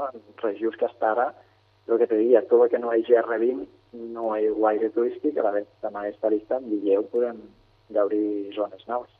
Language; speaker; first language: Catalan; native; Catalan